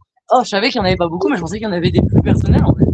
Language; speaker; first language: French; native; French